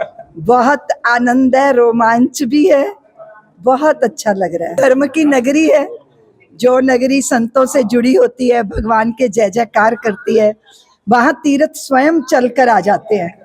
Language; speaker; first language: Hindi; native; Hindi